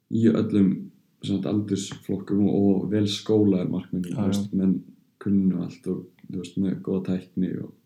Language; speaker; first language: Icelandic; early bilingual, heritage; Icelandic